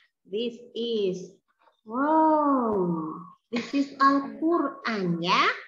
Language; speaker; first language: English; non-native, learner; Indonesian